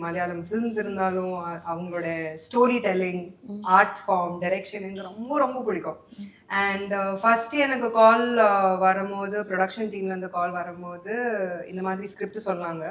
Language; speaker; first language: Tamil; non-native, local second language; Hindi